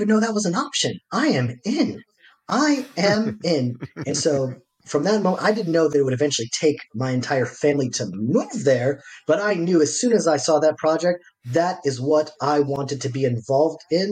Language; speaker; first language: English; native; English